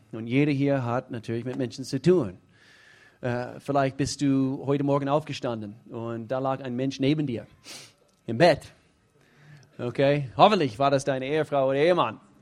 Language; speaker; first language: German; non-native, fluent; English